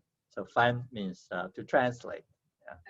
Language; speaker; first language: English; non-native, fluent; Chinese